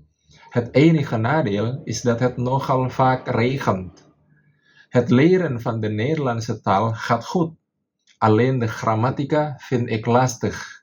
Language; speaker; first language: Dutch; non-native, fluent; Indonesian